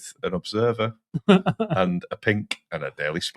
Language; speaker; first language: English; native; English